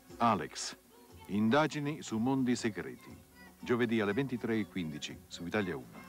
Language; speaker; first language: Italian; native; Italian